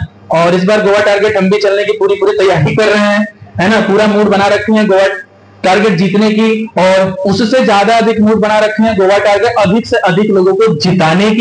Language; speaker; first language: Hindi; native; Hindi